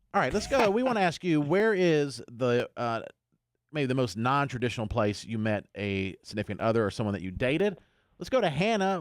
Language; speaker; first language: English; native; English